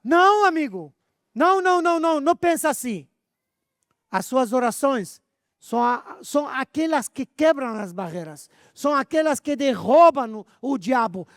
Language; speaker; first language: Portuguese; non-native, fluent; Arabic